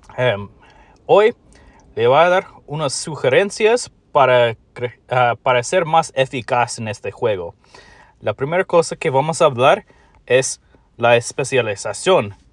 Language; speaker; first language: Spanish; non-native, learner; English